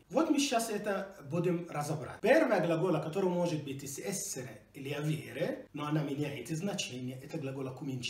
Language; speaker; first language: Russian; non-native, fluent; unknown